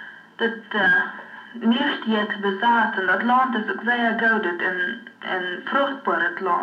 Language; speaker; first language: German; non-native, learner; Low German